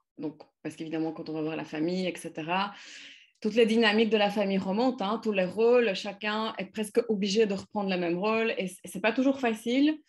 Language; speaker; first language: French; non-native, fluent; Polish